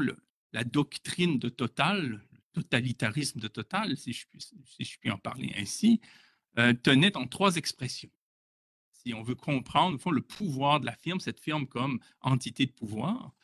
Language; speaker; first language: French; native; French